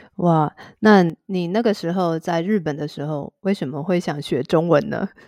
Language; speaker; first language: Chinese; native; Chinese